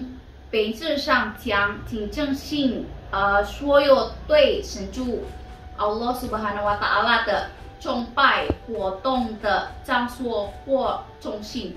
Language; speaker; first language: Chinese; non-native, learner; Indonesian